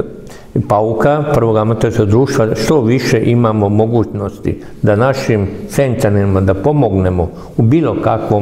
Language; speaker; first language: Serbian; non-native, local second language; Hungarian